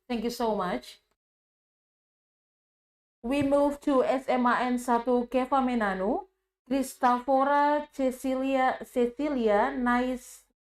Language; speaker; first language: English; non-native, fluent; Indonesian